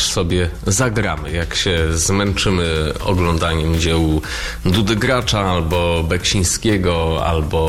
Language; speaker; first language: Polish; native; Polish